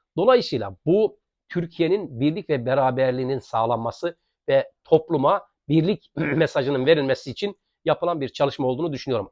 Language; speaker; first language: Turkish; native; Turkish